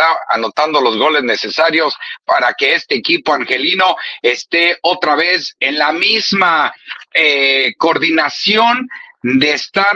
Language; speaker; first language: Spanish; native; Spanish